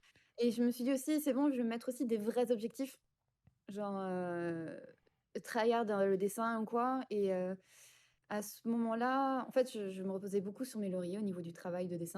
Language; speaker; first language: French; native; French